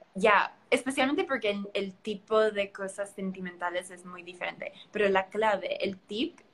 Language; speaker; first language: Spanish; early bilingual, heritage; Spanish